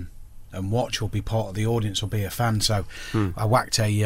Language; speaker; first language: English; native; English